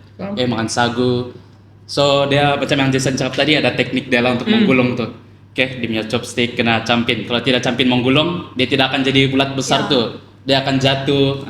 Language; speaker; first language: Malay; native; Malay